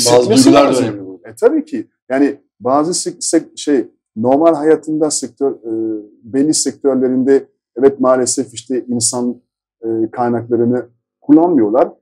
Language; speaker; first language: Turkish; non-native, fluent; French